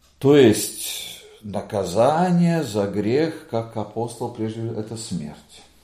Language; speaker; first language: Russian; non-native, local second language; Latvian